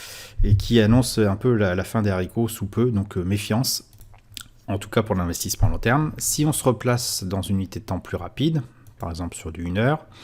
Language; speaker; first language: French; native; French